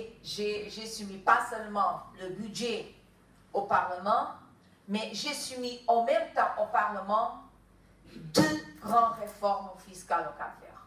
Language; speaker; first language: French; non-native, fluent; Kabuverdianu